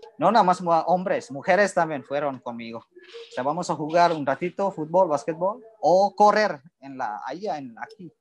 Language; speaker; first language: Spanish; non-native, learner; Indonesian